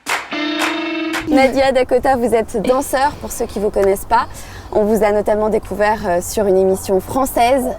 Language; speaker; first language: French; native; French